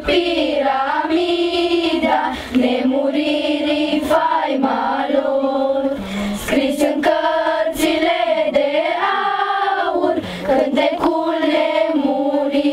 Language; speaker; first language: Romanian; native; Romanian